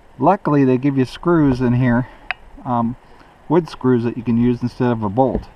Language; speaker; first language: English; native; English